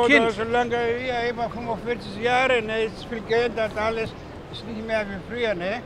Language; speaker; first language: German; non-native, learner; Greek